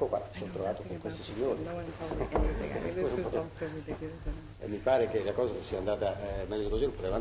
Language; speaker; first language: Italian; native; Italian